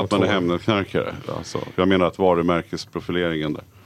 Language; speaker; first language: Swedish; native; Swedish